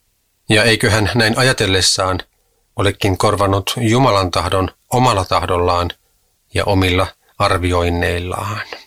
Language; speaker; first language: Finnish; native; Finnish